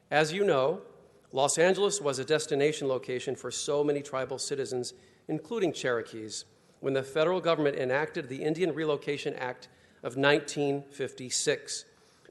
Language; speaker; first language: English; native; English